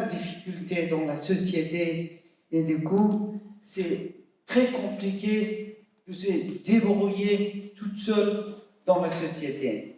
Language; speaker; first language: French; non-native, fluent; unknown